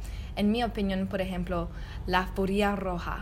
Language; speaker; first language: Spanish; non-native, learner; English